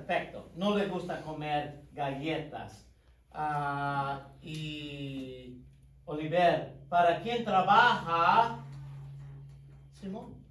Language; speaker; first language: Spanish; non-native, fluent; English